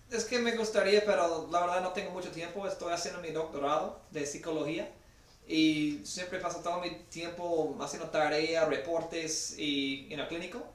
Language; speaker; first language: Spanish; non-native, fluent; English